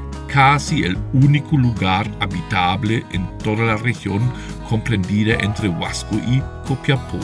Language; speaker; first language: Spanish; non-native, fluent; German